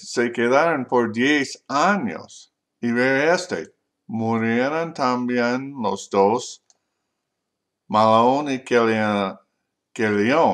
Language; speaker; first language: Spanish; non-native, learner; English